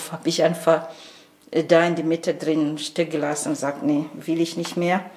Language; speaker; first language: German; non-native, learner; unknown